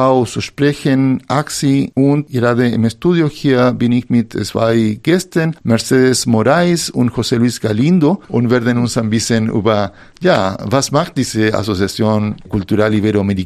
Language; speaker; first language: German; non-native, fluent; Spanish